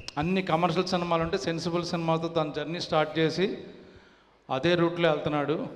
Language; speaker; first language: Telugu; native; Telugu